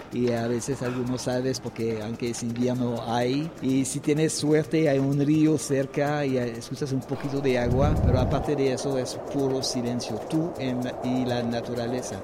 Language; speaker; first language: Spanish; non-native, fluent; French